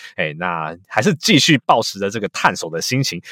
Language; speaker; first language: Chinese; native; Chinese